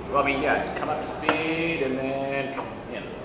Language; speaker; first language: English; native; English